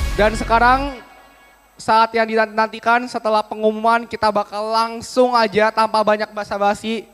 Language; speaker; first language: Indonesian; native; Indonesian